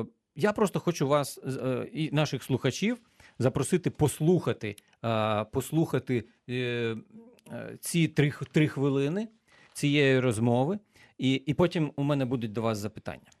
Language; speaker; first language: Ukrainian; native; Ukrainian